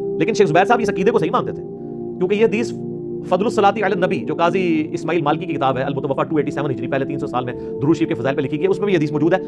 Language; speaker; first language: Urdu; non-native, local second language; Punjabi